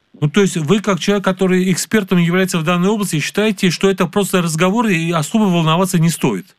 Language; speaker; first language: Russian; native; Russian